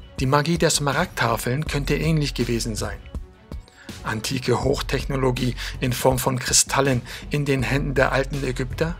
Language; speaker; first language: German; native; German